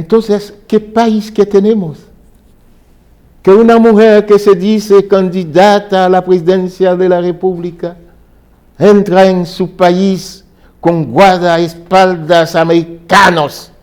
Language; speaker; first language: Spanish; non-native, fluent; Haitian Creole